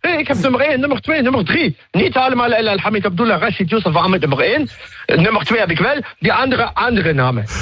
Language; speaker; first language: Dutch; non-native, fluent; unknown